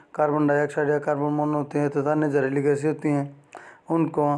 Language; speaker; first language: Hindi; native; Hindi